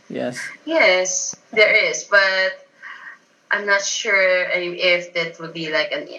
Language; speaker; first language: English; non-native, local second language; Filipino